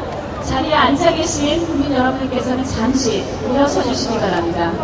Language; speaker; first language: Korean; native; Korean